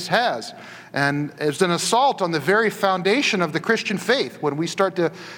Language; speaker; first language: English; native; English